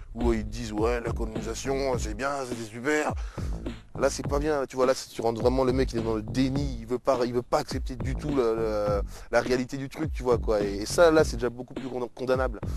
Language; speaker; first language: French; native; French